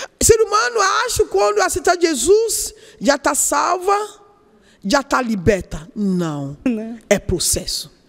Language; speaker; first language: Portuguese; non-native, learner; Yoruba